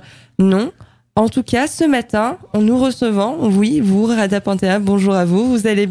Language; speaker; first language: French; native; French